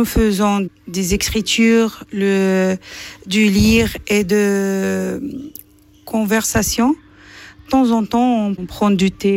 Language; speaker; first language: French; non-native, learner; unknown